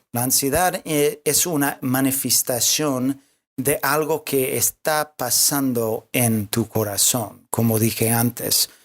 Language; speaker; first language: Spanish; non-native, fluent; English